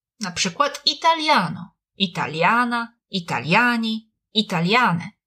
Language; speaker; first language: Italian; non-native, fluent; Polish